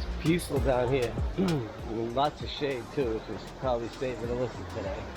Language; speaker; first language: English; native; English